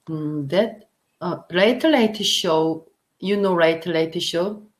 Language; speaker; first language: English; non-native, learner; Korean